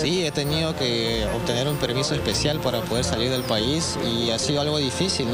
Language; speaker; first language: Spanish; non-native, fluent; Ukrainian